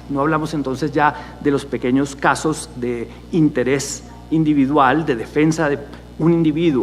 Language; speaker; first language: Spanish; native; Spanish